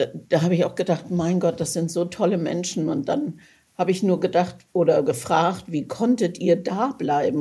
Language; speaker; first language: German; native; German